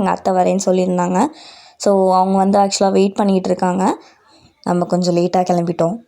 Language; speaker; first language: Tamil; native; Tamil